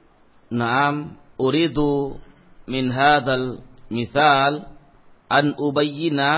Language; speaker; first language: Arabic; non-native, fluent; Indonesian